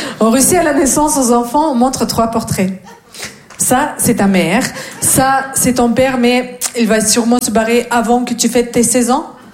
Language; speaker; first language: French; non-native, fluent; Russian